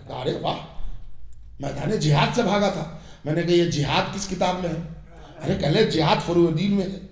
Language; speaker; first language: Urdu; native; Urdu